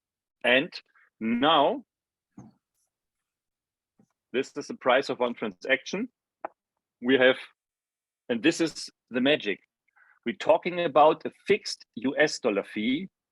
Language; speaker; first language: English; non-native, fluent; German